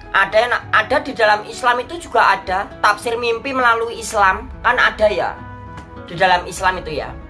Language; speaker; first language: Indonesian; non-native, local second language; Javanese